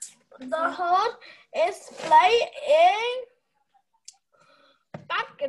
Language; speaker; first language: English; non-native, learner; Vietnamese